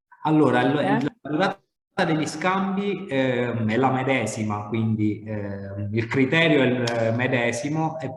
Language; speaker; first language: Italian; native; Italian